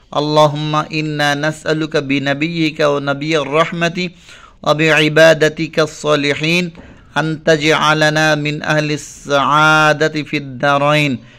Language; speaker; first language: Arabic; non-native, fluent; Bangla